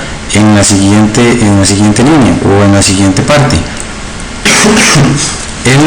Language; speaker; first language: Spanish; native; Spanish